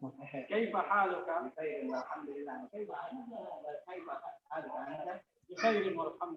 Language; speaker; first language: Arabic; non-native, learner; Indonesian